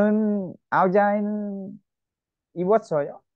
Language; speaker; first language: Korean; non-native, learner; Vietnamese